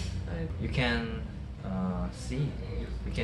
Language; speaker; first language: English; non-native, learner; Korean